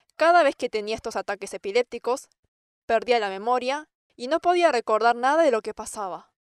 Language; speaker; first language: Spanish; non-native, fluent; English